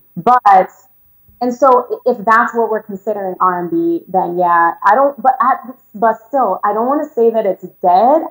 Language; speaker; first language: English; native; English